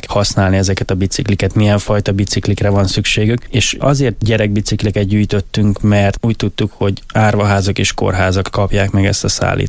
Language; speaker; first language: Hungarian; native; Hungarian